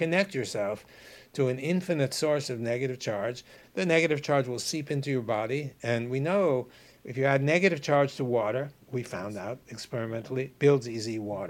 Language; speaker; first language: English; native; English